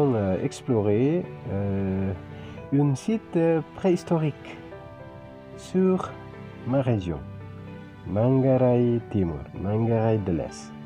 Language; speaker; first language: French; non-native, fluent; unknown